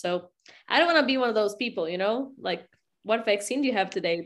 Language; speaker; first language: English; non-native, fluent; Portuguese